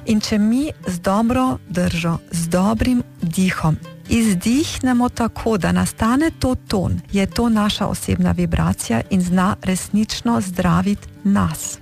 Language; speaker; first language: Slovenian; early bilingual, heritage; Slovenian